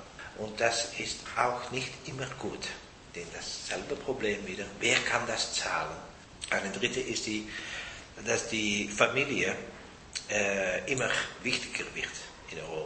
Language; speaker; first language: German; non-native, fluent; Dutch